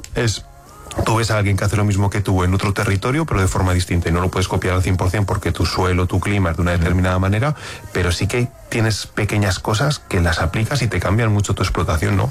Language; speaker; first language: Spanish; native; Spanish